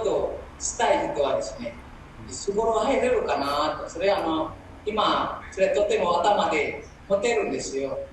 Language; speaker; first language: Japanese; non-native, learner; Indonesian